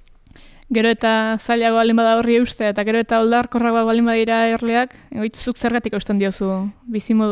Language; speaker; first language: Basque; native; Basque